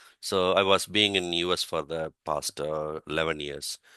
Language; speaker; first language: English; non-native, local second language; Tamil